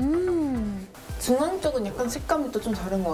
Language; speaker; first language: Korean; native; Korean